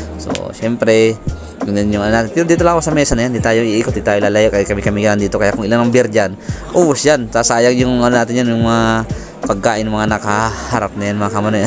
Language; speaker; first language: Filipino; non-native, local second language; Bikol